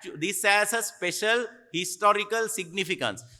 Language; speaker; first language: English; non-native, local second language; Sinhala